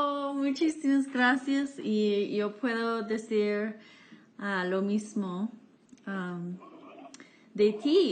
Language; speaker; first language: Spanish; non-native, fluent; English